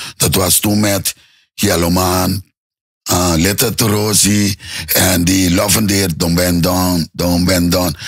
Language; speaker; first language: Dutch; non-native, local second language; Papiamento